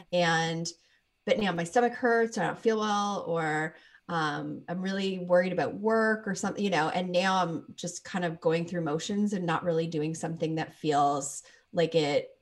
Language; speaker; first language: English; native; English